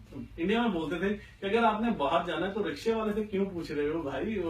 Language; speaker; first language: Hindi; non-native, local second language; Punjabi